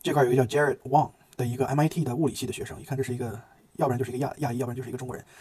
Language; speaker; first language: Chinese; native; Chinese